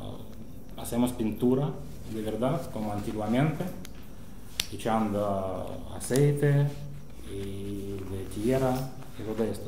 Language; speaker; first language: Spanish; non-native, fluent; Russian